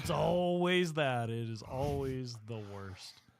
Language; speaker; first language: English; native; English